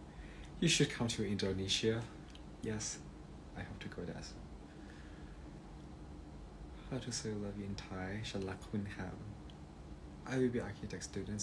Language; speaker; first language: English; non-native, learner; Thai